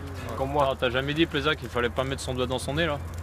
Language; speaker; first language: French; native; French